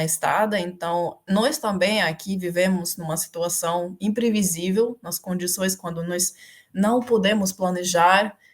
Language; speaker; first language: Portuguese; non-native, fluent; Ukrainian